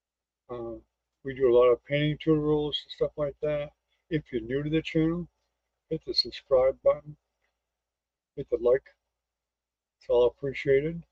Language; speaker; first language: English; native; English